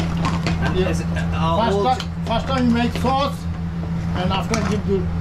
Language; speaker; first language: English; non-native, learner; Sylheti